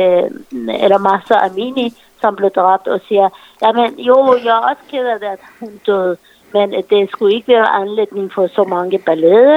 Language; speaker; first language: Danish; non-native, fluent; Persian